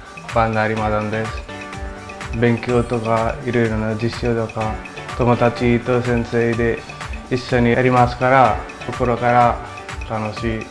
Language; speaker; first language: Japanese; non-native, learner; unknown